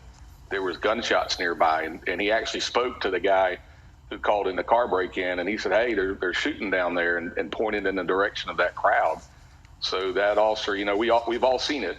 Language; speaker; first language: English; native; English